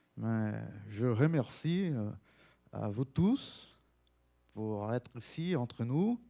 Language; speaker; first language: French; non-native, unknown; Portuguese